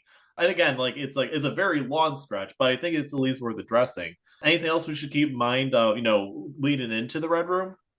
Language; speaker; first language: English; native; English